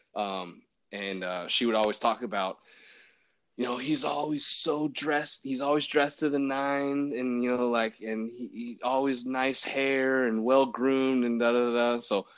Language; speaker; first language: English; native; English